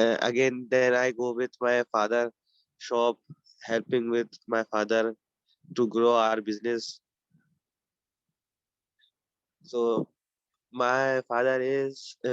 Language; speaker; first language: English; non-native, learner; Urdu